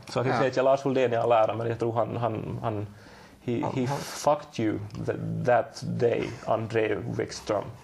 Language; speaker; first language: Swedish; native; Swedish